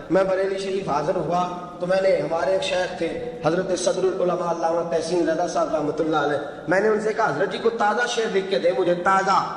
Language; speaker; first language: Urdu; non-native, local second language; Punjabi